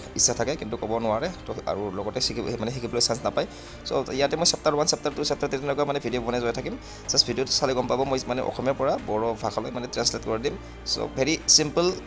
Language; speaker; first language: Assamese; non-native, local second language; Bodo